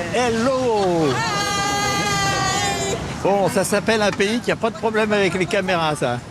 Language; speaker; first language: French; native; French